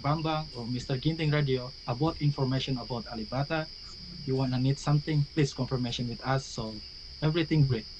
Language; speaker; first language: English; non-native, learner; Indonesian